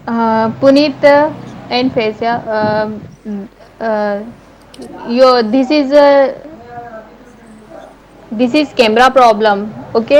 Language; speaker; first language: English; non-native, learner; Hindi